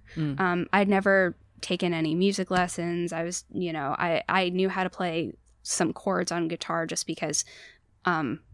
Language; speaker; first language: English; native; English